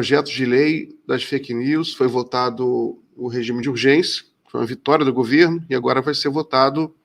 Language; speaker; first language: Portuguese; native; Portuguese